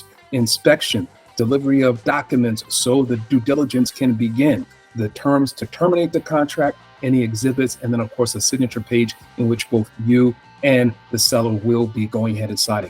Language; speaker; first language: English; native; English